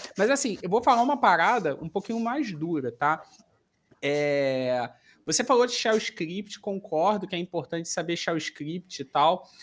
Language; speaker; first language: Portuguese; native; Portuguese